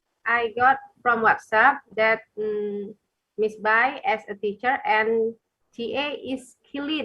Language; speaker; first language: English; non-native, learner; Indonesian